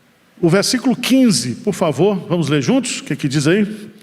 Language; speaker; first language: Portuguese; native; Portuguese